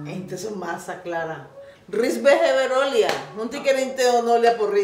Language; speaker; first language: Swedish; non-native, learner; Spanish